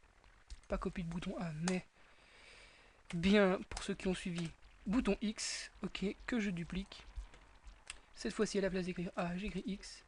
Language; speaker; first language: French; native; French